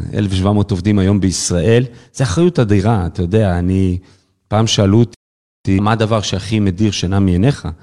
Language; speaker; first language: Hebrew; native; Hebrew